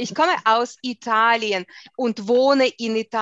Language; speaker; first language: German; non-native, fluent; Russian